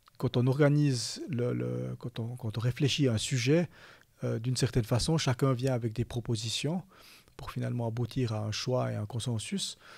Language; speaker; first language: French; native; French